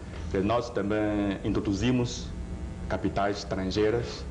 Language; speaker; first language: Portuguese; non-native, fluent; Chinese